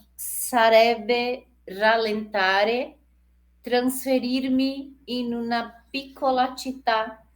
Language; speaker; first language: Italian; non-native, learner; Portuguese